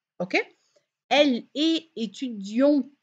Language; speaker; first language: French; non-native, fluent; Arabic